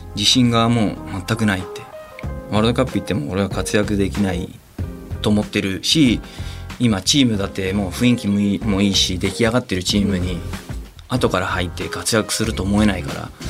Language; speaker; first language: Japanese; non-native, fluent; Spanish